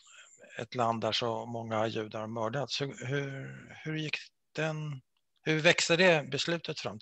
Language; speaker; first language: Swedish; native; Swedish